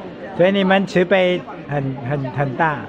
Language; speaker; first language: Chinese; non-native, fluent; Thai